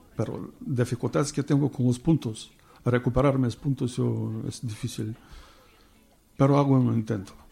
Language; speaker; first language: Spanish; non-native, learner; Bulgarian